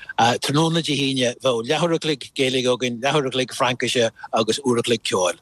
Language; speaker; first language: Irish; non-native, local second language; English